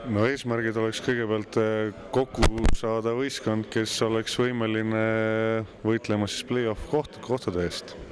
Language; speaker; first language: Estonian; native; Estonian